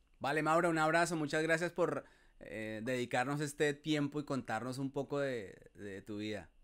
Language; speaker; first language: Spanish; native; Spanish